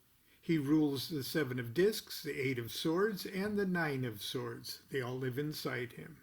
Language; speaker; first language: English; native; English